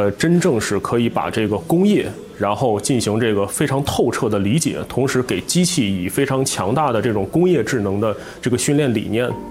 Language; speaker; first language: Chinese; native; Chinese